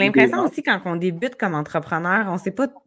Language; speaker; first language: French; native; French